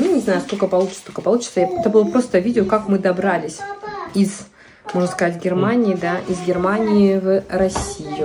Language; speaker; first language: Russian; native; Russian